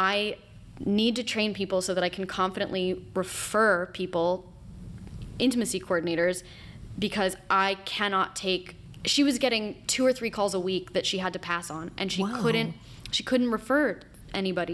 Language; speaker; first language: English; native; English